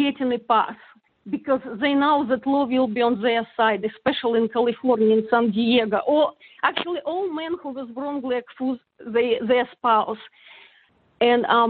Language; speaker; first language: English; non-native, fluent; Russian